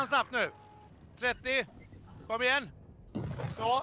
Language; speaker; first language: Swedish; native; Swedish